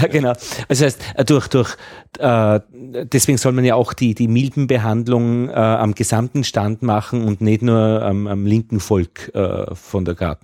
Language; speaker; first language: German; native; German